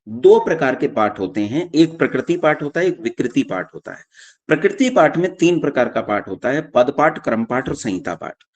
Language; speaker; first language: Hindi; native; Hindi